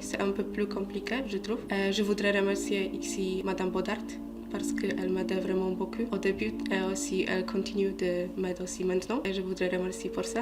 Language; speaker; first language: French; non-native, fluent; Polish